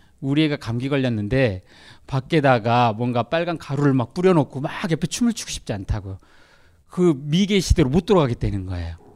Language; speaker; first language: Korean; native; Korean